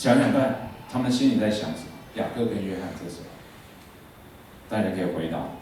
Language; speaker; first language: Chinese; native; Chinese